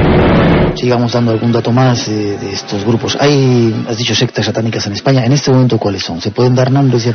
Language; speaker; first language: Spanish; native; Spanish